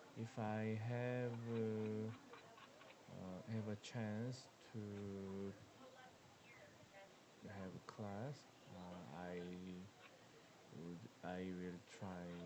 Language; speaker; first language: English; non-native, learner; Korean